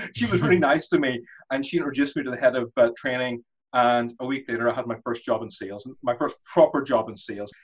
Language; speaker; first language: English; native; English